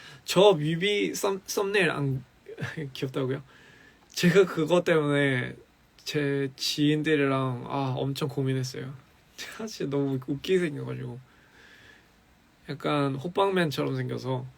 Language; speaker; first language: Korean; early bilingual, heritage; English